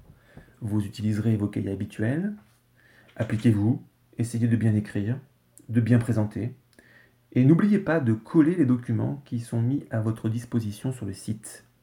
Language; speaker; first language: French; native; French